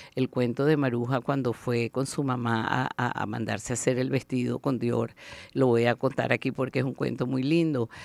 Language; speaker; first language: Spanish; native; Spanish